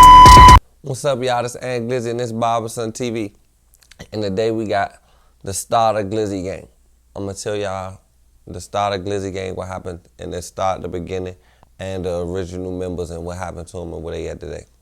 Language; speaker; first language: English; native; English